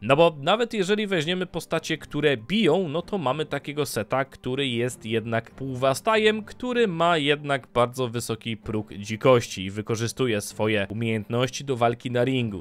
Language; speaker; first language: Polish; native; Polish